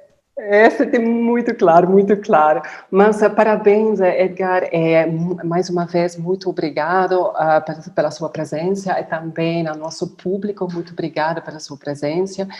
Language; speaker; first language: Portuguese; non-native, fluent; Dutch